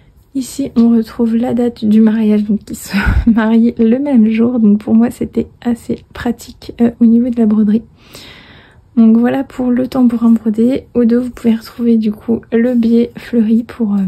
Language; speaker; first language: French; native; French